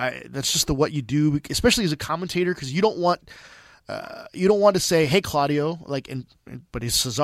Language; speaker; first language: English; native; English